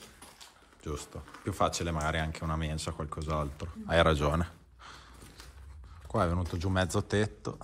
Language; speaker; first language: Italian; native; Italian